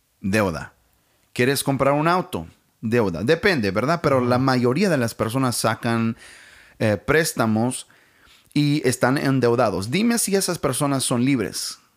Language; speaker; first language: Spanish; non-native, fluent; English